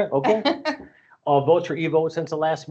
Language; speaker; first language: English; native; English